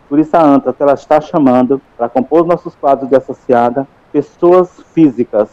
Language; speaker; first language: Portuguese; native; Portuguese